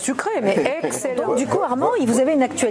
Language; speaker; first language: French; native; French